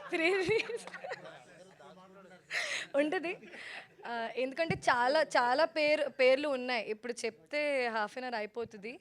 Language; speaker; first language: Telugu; non-native, fluent; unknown